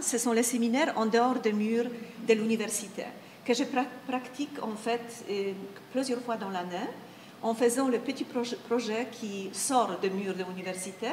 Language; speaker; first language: French; non-native, fluent; Polish